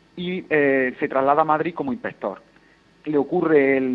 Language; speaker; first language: Spanish; native; Spanish